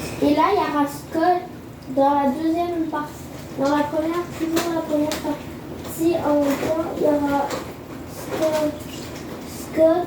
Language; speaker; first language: French; native; French